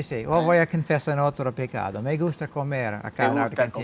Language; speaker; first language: Spanish; non-native, learner; English